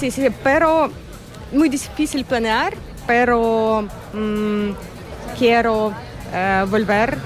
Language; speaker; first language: Spanish; non-native, learner; Ukrainian